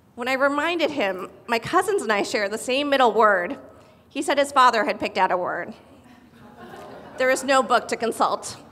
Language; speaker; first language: English; native; English